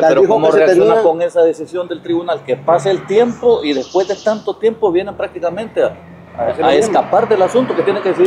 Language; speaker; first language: Spanish; native; Spanish